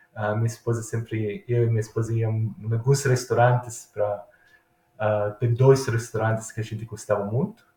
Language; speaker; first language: Portuguese; non-native, fluent; Italian